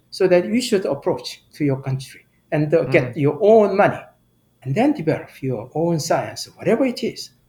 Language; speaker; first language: English; non-native, fluent; Korean